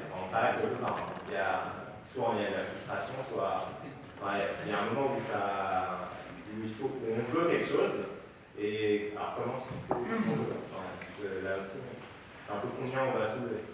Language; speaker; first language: French; native; French